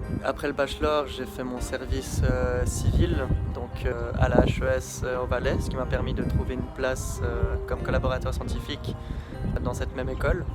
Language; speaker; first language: French; native; French